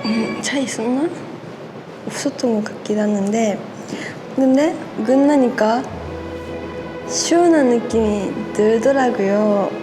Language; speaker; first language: Korean; non-native, fluent; Japanese